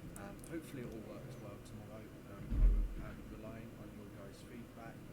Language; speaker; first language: English; native; English